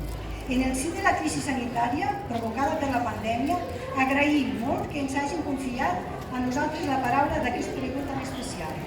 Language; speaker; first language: Catalan; native; Catalan